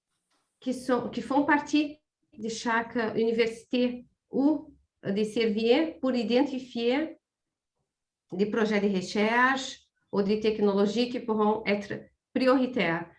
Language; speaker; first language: French; non-native, fluent; Portuguese